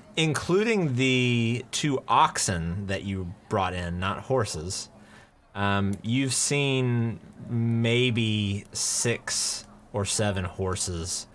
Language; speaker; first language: English; native; English